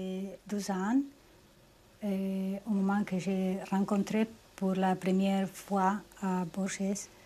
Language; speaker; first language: French; non-native, fluent; Spanish